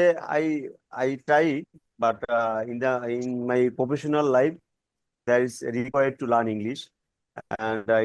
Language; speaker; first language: English; non-native, learner; Bangla